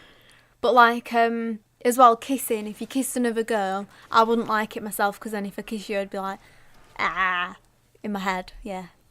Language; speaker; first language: English; native; English